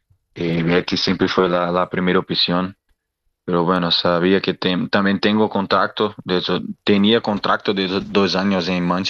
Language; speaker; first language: Spanish; non-native, learner; Portuguese